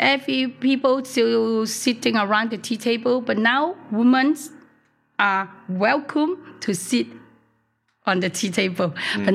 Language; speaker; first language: English; non-native, local second language; Cantonese